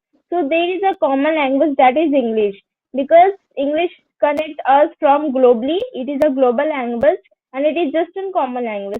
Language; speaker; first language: English; non-native, learner; Hindi